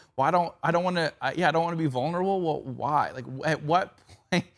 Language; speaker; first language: English; native; English